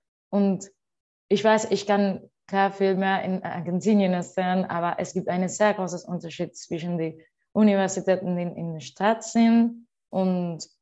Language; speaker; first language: German; non-native, learner; Spanish